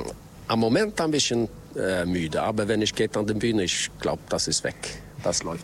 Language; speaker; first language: German; non-native, learner; Swedish